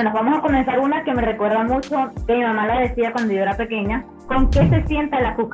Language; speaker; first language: Spanish; native; Spanish